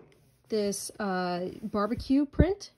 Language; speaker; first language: English; native; English